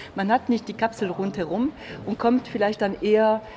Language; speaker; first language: German; non-native, fluent; French